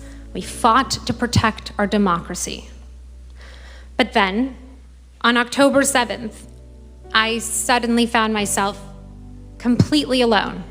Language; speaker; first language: English; early bilingual, other home language; Persian